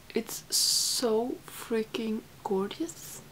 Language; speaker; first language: English; non-native, fluent; Swedish